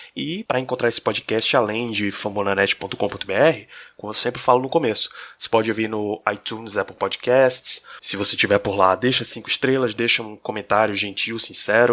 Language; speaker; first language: Portuguese; native; Portuguese